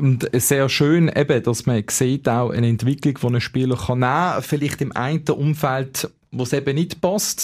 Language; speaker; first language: German; native; German